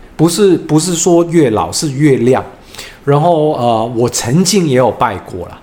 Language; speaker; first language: Chinese; non-native, fluent; Cantonese